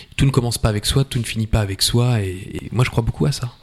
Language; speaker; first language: French; native; French